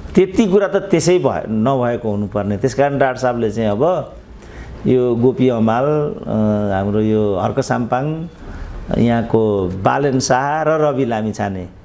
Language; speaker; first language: Nepali; native; Nepali